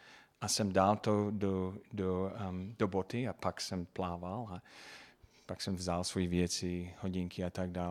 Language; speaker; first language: Czech; non-native, fluent; English